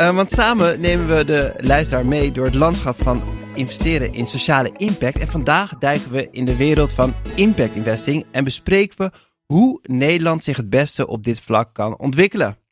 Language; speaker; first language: Dutch; native; Dutch